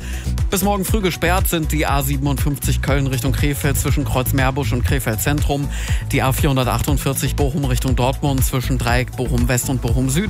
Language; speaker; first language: German; native; German